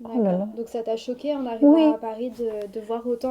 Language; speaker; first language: French; native; French